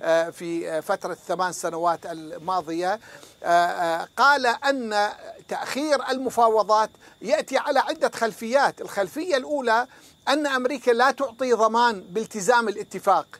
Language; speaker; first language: Arabic; non-native, fluent; Persian